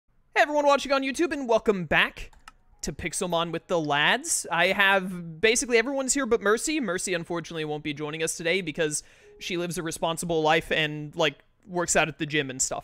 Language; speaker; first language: English; native; English